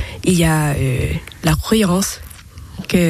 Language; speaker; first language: French; non-native, learner; Thai